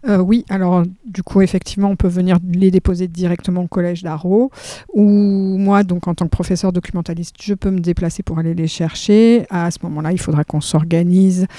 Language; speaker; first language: French; native; French